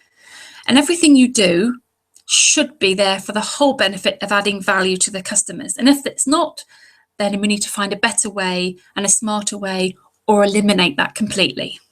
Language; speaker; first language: English; native; English